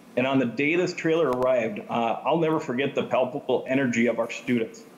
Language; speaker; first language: English; native; English